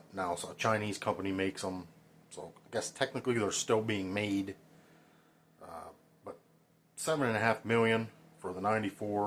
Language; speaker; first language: English; native; English